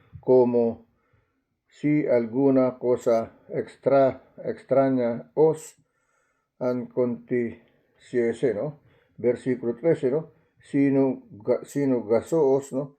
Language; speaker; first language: Spanish; non-native, learner; Filipino